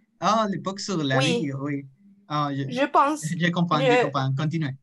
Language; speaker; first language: French; non-native, learner; Spanish